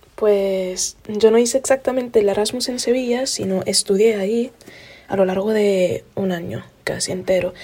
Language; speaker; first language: Spanish; non-native, fluent; Italian